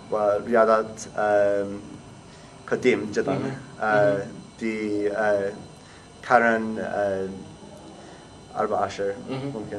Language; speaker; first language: Arabic; non-native, learner; English